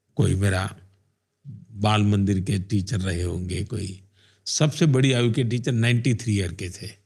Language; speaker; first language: Hindi; non-native, local second language; Gujarati